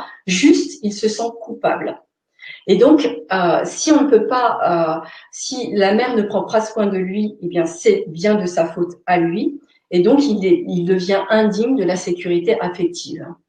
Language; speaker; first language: French; native; French